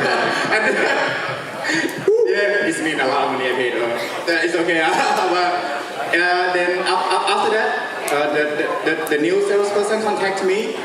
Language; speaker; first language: English; non-native, fluent; Thai